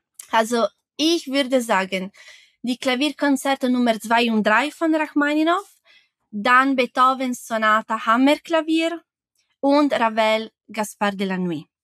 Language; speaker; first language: German; non-native, fluent; Italian